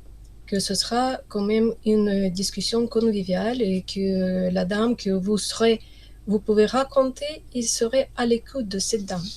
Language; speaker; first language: French; non-native, fluent; Ukrainian